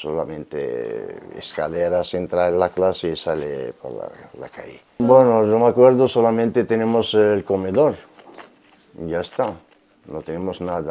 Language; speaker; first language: Spanish; non-native, learner; Arabic